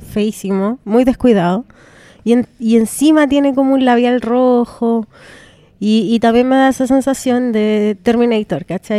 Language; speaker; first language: Spanish; native; Spanish